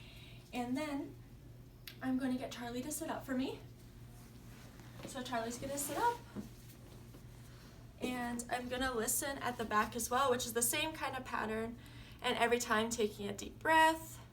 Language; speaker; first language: English; native; English